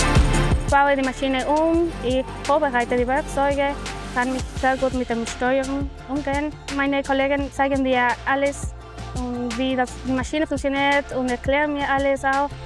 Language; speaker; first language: German; non-native, fluent; Spanish